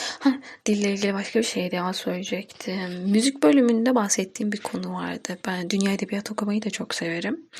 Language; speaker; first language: Turkish; non-native, local second language; Kurdish